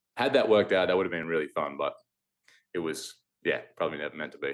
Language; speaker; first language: English; native; English